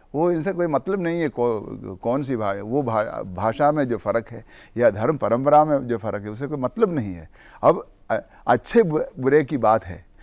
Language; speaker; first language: Hindi; non-native, local second language; Malayalam